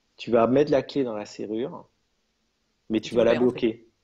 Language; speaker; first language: French; native; French